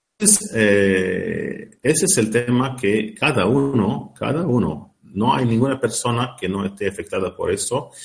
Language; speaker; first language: Spanish; non-native, learner; Arabic